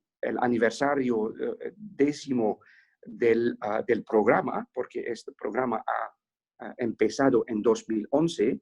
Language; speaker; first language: Spanish; non-native, fluent; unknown